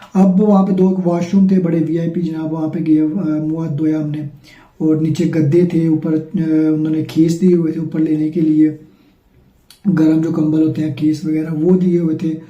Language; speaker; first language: Urdu; non-native, local second language; Punjabi